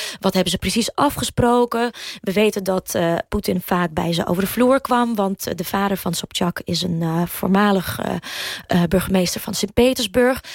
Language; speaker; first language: Dutch; early bilingual, other home language; Russian